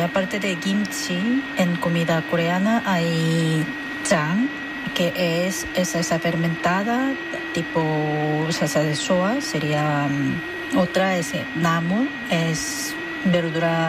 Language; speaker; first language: Spanish; non-native, fluent; Korean